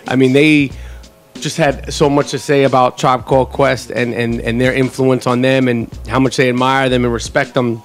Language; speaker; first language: English; native; English